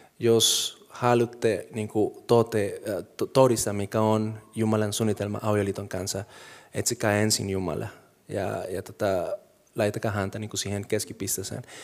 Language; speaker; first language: Finnish; non-native, fluent; Spanish